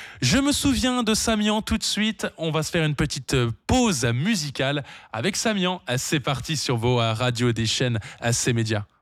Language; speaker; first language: French; native; French